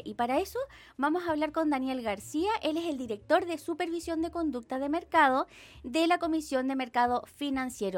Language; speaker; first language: Spanish; native; Spanish